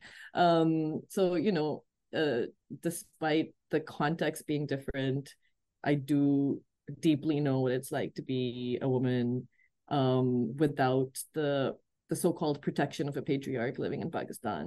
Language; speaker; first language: English; non-native, local second language; Urdu